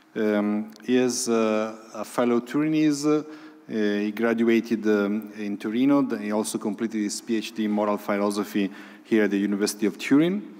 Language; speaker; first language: English; non-native, fluent; Italian